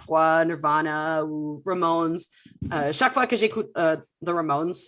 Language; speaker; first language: French; non-native, fluent; English